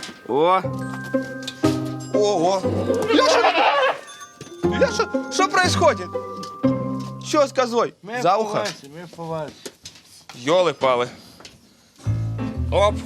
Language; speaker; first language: Russian; native; Russian